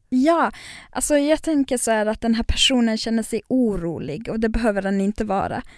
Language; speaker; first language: Swedish; non-native, local second language; Northern Sami